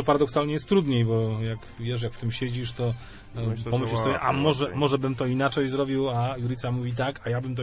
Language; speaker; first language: Polish; native; Polish